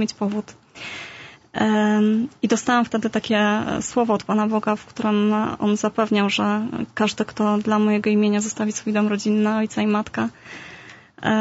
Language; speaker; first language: Polish; native; Polish